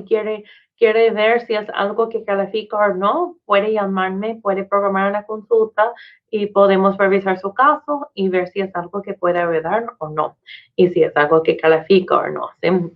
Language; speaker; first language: Spanish; non-native, fluent; English